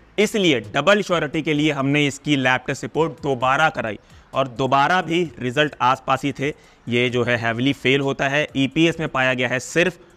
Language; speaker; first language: Hindi; non-native, local second language; Punjabi